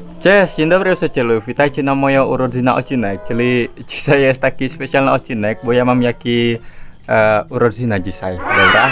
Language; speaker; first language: Polish; non-native, learner; Indonesian